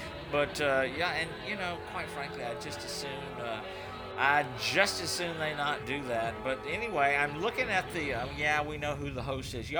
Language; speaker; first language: English; native; English